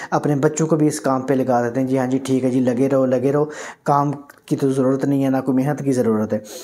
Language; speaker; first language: Urdu; non-native, local second language; Punjabi